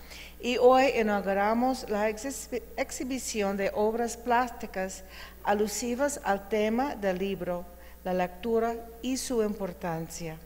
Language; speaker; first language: Spanish; non-native, fluent; English